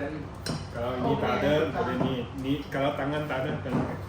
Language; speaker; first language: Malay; non-native, local second language; Chinese